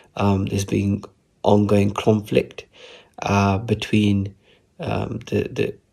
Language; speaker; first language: English; native; English